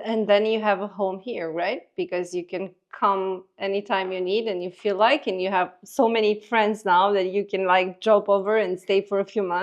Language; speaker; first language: English; non-native, fluent; Romanian